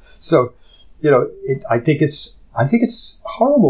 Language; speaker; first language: English; native; English